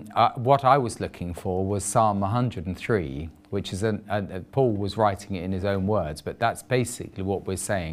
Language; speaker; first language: English; native; English